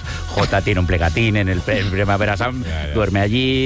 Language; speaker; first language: Spanish; native; Spanish